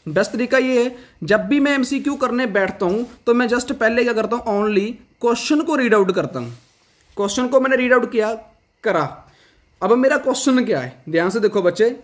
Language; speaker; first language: Hindi; non-native, local second language; Punjabi